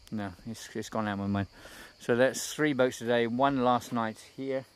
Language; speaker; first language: English; native; English